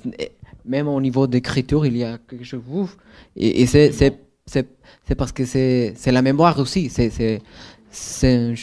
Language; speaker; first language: French; non-native, fluent; Spanish